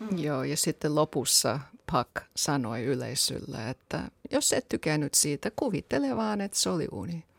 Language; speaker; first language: Finnish; non-native, fluent; English